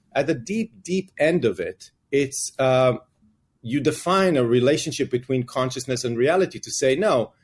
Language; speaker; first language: English; non-native, fluent; Hebrew